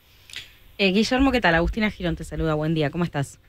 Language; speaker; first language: Spanish; native; Spanish